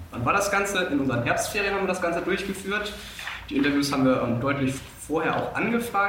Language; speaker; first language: German; native; German